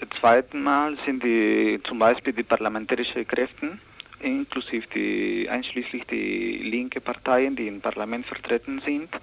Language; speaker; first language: German; non-native, learner; Spanish